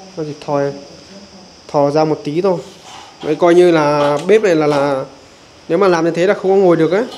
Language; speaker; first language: Vietnamese; native; Vietnamese